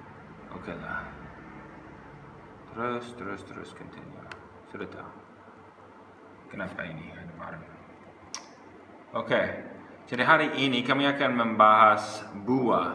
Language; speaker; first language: Indonesian; non-native, fluent; English